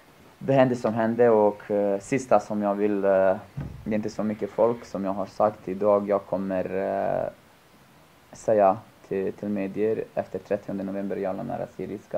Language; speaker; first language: Swedish; non-native, fluent; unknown